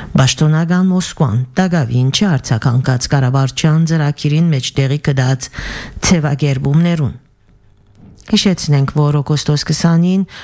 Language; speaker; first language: Armenian; early bilingual, heritage; Armenian